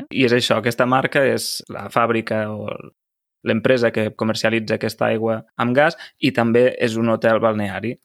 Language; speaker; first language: Catalan; native; Catalan